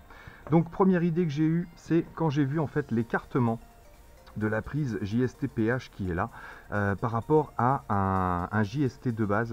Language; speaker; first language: French; native; French